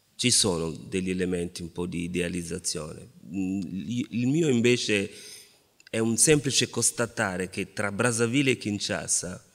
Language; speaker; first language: Italian; non-native, fluent; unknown